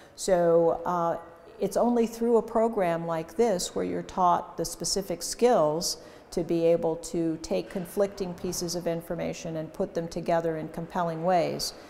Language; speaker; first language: English; native; English